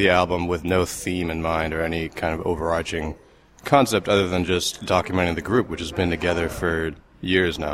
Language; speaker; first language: English; native; English